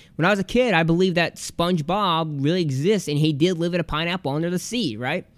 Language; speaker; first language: English; native; English